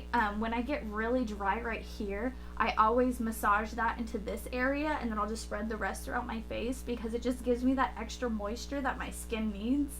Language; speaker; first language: English; native; English